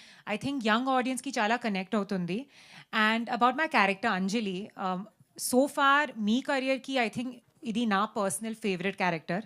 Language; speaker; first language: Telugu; non-native, learner; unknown